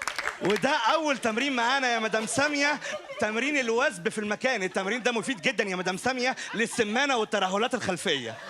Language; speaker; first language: Arabic; native; Arabic